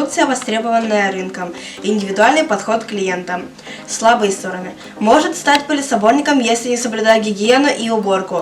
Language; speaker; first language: Russian; non-native, local second language; Yakut